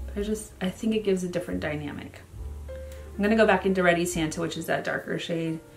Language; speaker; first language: English; native; English